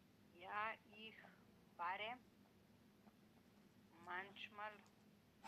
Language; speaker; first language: German; non-native, learner; Macedonian